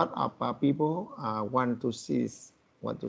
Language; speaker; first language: English; non-native, learner; Vietnamese